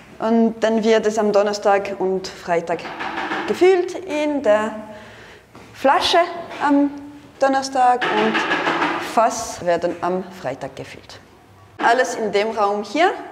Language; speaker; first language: German; non-native, local second language; French